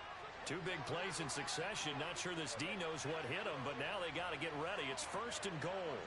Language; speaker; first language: English; native; English